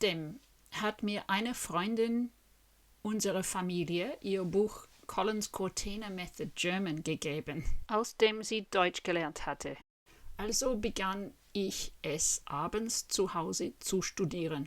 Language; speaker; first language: German; non-native, fluent; English